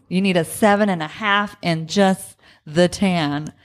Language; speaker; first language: English; native; English